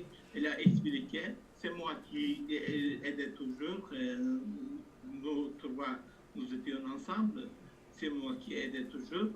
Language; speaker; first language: French; non-native, fluent; Turkish